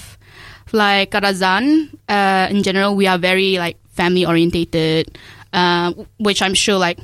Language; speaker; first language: English; non-native, local second language; Malay